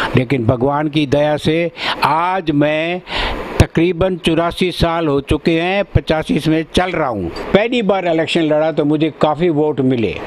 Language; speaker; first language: Hindi; early bilingual, other home language; Punjabi